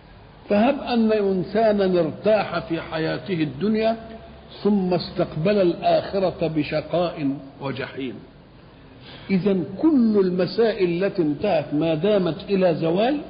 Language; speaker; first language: Arabic; native; Arabic